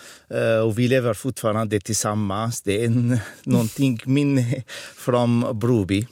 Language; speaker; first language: Swedish; non-native, fluent; Arabic